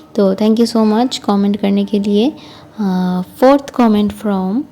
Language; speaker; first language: Hindi; non-native, local second language; Bangla